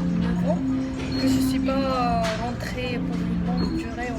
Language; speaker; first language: French; non-native, local second language; Arabic